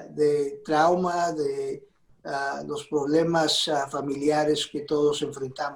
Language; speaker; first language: Spanish; early bilingual, heritage; Spanish